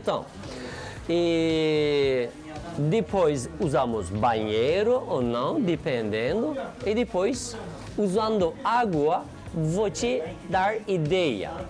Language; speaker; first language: Portuguese; non-native, learner; Turkish